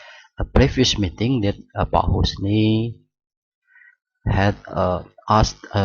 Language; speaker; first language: English; non-native, learner; Indonesian